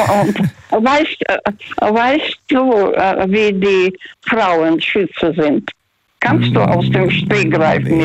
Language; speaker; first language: German; non-native, fluent; Russian